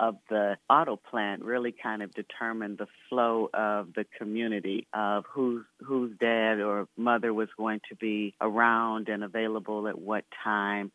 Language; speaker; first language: English; native; English